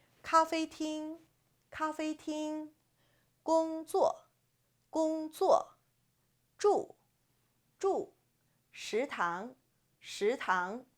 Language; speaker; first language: Chinese; non-native, fluent; Korean